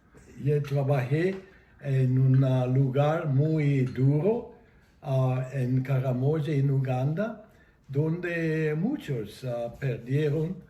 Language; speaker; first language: Spanish; non-native, fluent; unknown